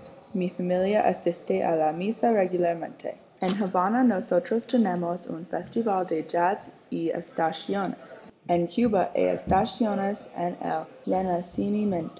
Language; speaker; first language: Spanish; non-native, learner; English